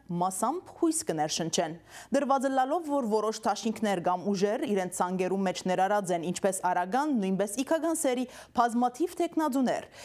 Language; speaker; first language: Armenian; early bilingual, heritage; Armenian